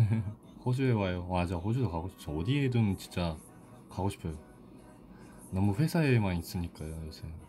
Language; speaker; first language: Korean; non-native, fluent; Japanese